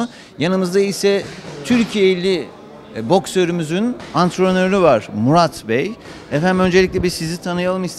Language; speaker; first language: Turkish; native; Turkish